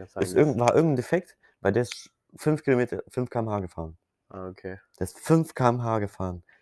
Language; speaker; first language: German; early bilingual, other home language; Polish